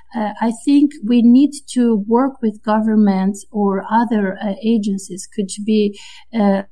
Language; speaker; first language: English; non-native, fluent; Romanian